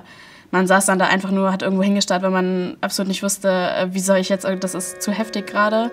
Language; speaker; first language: German; native; German